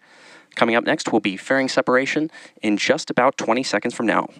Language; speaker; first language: English; native; English